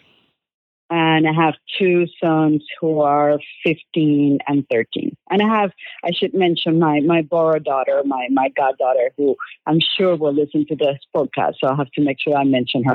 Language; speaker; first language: English; non-native, fluent; Spanish